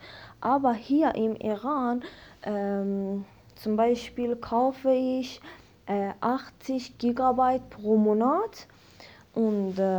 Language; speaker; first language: German; non-native, learner; Persian